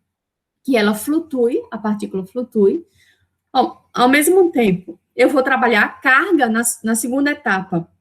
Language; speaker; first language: Portuguese; native; Portuguese